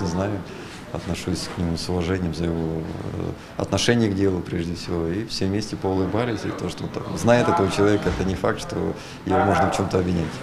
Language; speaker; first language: Russian; native; Russian